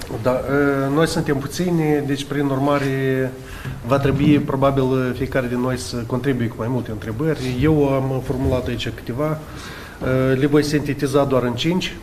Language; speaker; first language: Romanian; native; Romanian